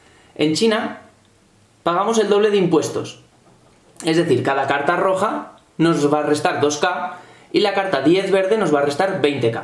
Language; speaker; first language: Spanish; native; Spanish